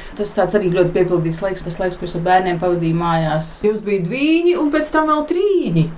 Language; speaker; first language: Latvian; native; Latvian